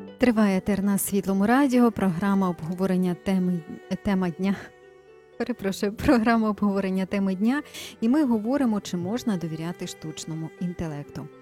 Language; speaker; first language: Ukrainian; native; Ukrainian